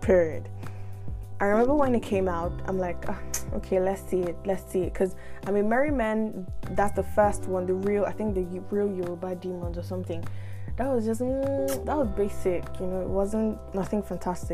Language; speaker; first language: English; non-native, local second language; Igbo